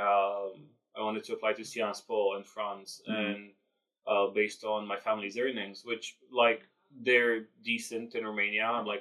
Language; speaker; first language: English; non-native, fluent; Romanian